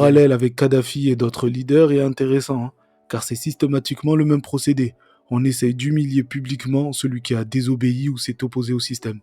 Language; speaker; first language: French; native; French